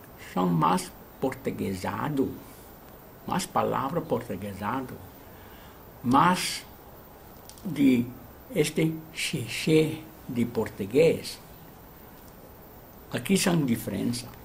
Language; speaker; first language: Portuguese; non-native, learner; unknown